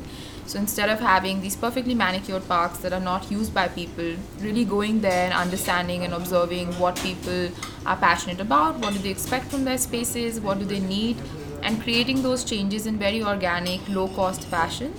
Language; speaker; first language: English; non-native, local second language; Hindi